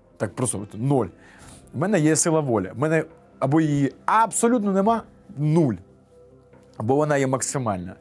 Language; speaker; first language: Ukrainian; non-native, local second language; Russian